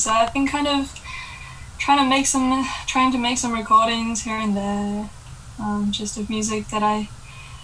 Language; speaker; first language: English; native; English